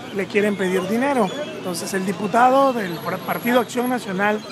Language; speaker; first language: Spanish; native; Spanish